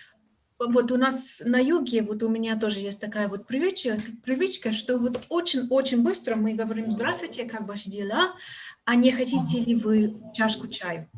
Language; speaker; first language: Russian; non-native, fluent; English